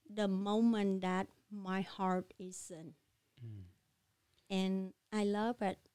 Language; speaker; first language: English; non-native, learner; Vietnamese